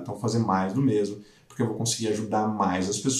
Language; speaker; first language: Portuguese; native; Portuguese